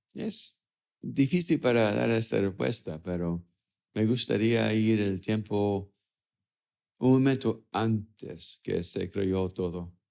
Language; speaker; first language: Spanish; early bilingual, other home language; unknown